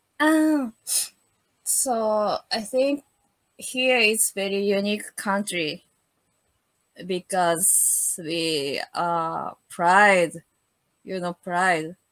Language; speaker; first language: English; non-native, learner; Japanese